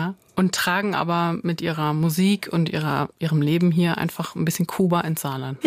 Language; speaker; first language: German; native; German